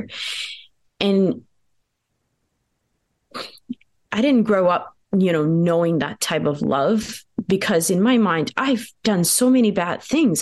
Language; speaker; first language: English; early bilingual, other home language; Pennsylvania German